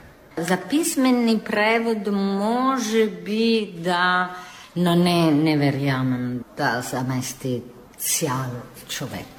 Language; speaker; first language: Bulgarian; non-native, fluent; Italian